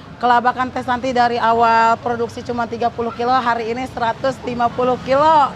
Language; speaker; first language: Indonesian; non-native, local second language; Sundanese